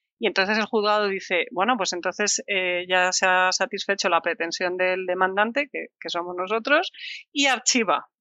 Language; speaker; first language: Spanish; native; Spanish